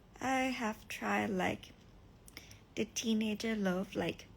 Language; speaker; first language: English; non-native, learner; Thai